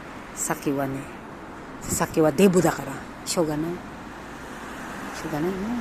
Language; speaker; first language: Japanese; non-native, learner; Filipino